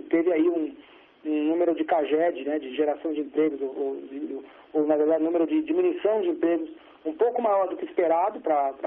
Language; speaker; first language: Portuguese; native; Portuguese